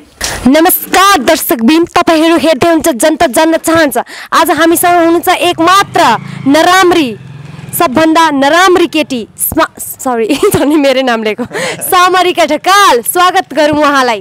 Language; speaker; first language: Nepali; native; Nepali